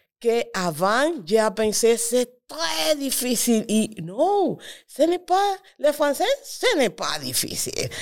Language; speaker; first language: French; non-native, learner; Spanish